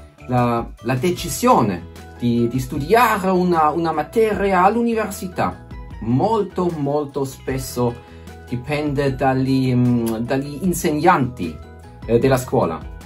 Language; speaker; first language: Italian; non-native, fluent; German